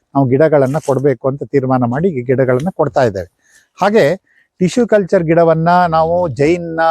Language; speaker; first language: Kannada; native; Kannada